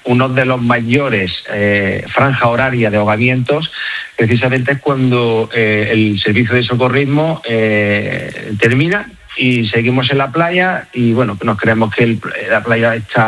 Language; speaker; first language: Spanish; native; Spanish